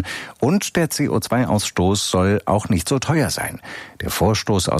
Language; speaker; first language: German; native; German